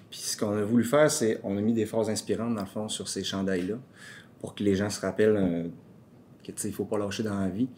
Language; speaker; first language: French; native; French